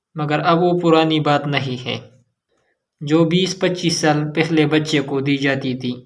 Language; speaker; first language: Urdu; non-native, local second language; Pashto